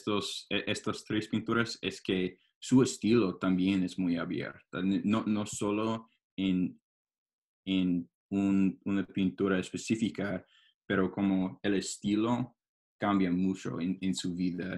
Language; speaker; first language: Spanish; non-native, learner; English